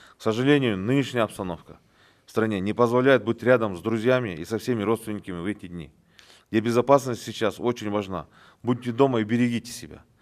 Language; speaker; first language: Russian; non-native, local second language; Kyrgyz